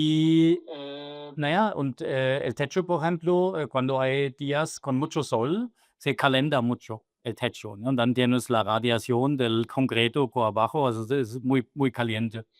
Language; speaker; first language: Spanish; non-native, fluent; German